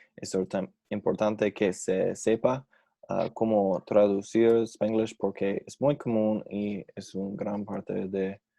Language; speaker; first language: Spanish; non-native, learner; English